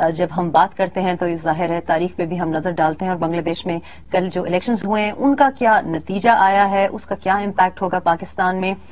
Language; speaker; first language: Urdu; non-native, local second language; Pashto